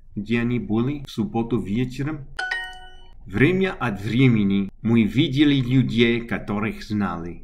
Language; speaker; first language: Russian; non-native, learner; English